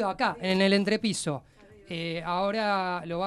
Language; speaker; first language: Spanish; native; Spanish